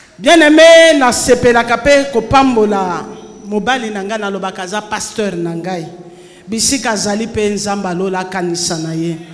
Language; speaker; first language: Lingala; non-native, local second language; Swahili